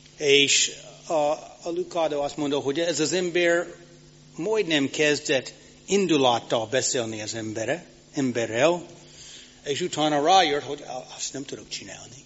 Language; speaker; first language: Hungarian; non-native, fluent; English